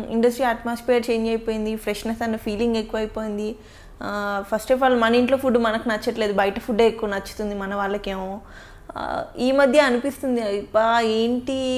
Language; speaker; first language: Telugu; native; Telugu